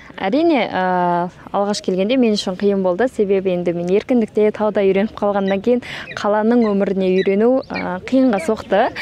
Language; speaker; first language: Kazakh; early bilingual, heritage; Kazakh